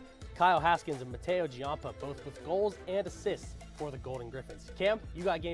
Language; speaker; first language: English; native; English